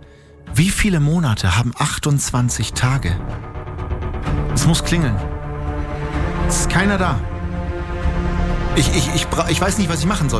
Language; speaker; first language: German; native; German